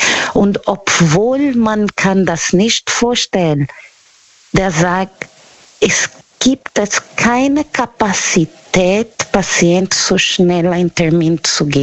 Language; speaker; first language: German; non-native, fluent; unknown